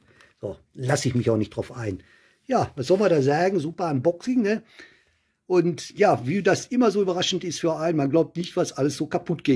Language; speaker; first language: German; native; German